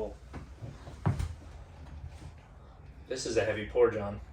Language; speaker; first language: English; native; English